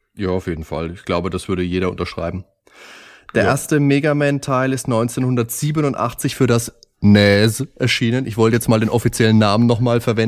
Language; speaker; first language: German; native; German